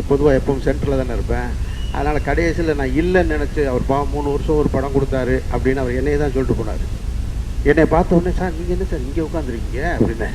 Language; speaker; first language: Tamil; native; Tamil